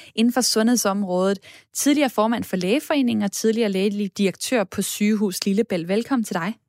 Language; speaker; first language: Danish; native; Danish